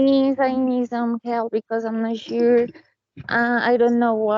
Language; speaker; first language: English; non-native, learner; Spanish